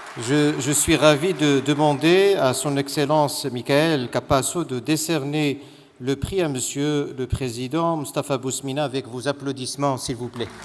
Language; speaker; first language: French; non-native, local second language; Arabic